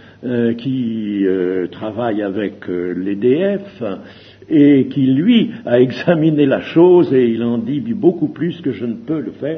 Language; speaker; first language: French; native; French